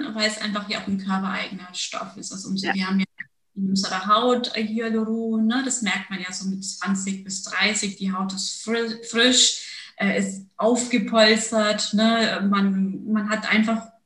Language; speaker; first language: German; early bilingual, other home language; Turkish